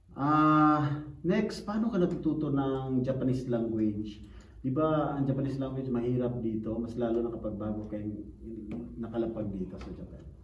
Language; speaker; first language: Filipino; native; Filipino